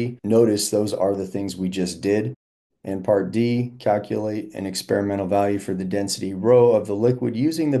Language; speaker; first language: English; native; English